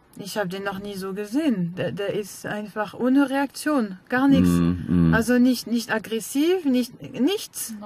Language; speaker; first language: German; non-native, fluent; French